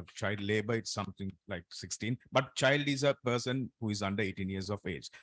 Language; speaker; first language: English; non-native, local second language; Sinhala